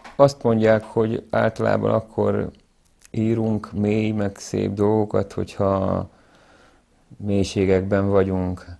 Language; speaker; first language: Hungarian; native; Hungarian